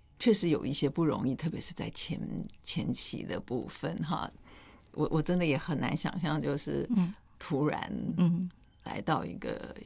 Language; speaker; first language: Chinese; native; Chinese